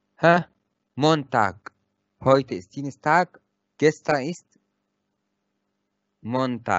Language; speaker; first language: German; non-native, fluent; Arabic